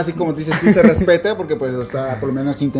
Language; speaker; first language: Spanish; native; Spanish